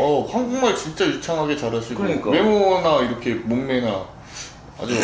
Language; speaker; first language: Korean; native; Korean